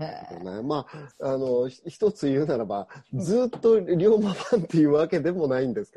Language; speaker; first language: Japanese; native; Japanese